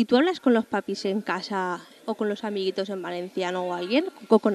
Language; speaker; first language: Spanish; native; Spanish